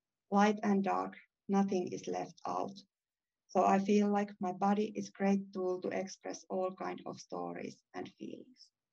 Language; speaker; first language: English; non-native, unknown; Finnish